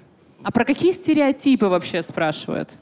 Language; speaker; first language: Russian; native; Russian